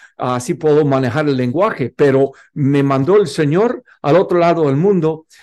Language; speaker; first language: Spanish; non-native, local second language; English